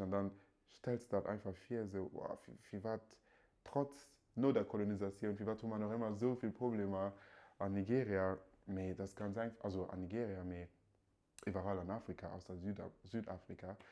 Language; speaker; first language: German; early bilingual, other home language; Yoruba